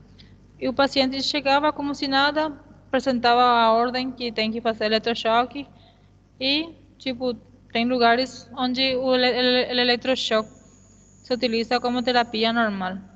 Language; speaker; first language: Portuguese; non-native, fluent; Spanish